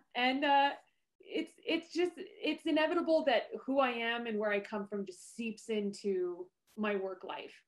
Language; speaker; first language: English; native; English